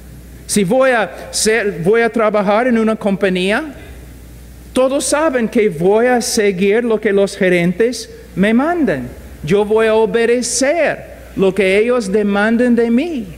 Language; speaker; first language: Spanish; non-native, fluent; English